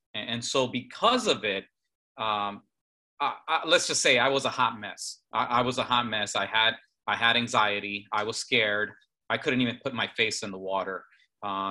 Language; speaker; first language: English; native; English